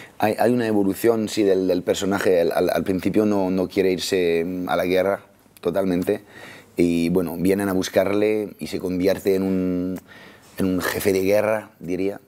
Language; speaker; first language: Spanish; non-native, fluent; French